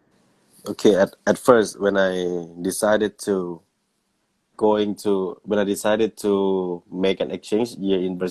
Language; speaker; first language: English; non-native, learner; Thai